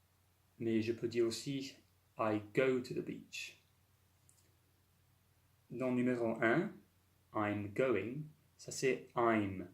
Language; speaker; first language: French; non-native, fluent; English